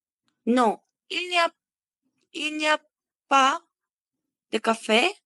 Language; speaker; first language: French; non-native, learner; Spanish